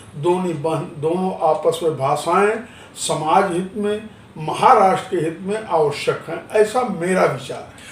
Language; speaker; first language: Hindi; non-native, local second language; Marathi